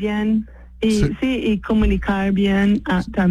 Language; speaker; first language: Spanish; non-native, fluent; English